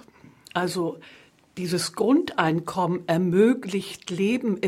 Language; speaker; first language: German; native; German